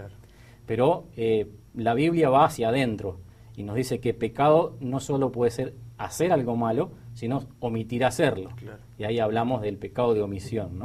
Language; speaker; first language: Spanish; native; Spanish